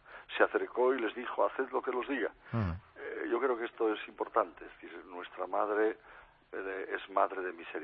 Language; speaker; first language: Spanish; native; Spanish